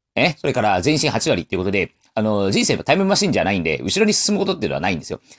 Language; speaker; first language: Japanese; non-native, fluent; Chinese